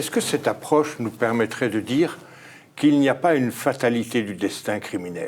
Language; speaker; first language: French; native; French